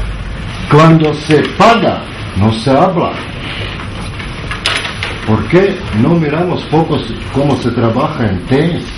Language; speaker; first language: Spanish; non-native, learner; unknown